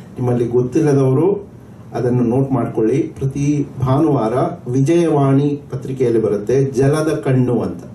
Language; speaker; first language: Kannada; non-native, local second language; Marathi